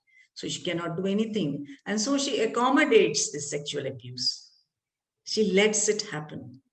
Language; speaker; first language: English; non-native, local second language; Malayalam